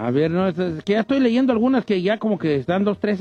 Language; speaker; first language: Spanish; native; Spanish